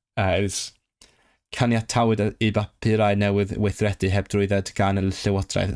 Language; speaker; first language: Welsh; non-native, learner; English